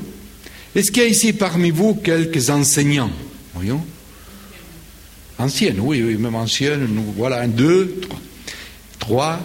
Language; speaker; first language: French; non-native, fluent; Spanish